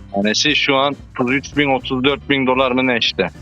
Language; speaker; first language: Turkish; early bilingual, heritage; Turkish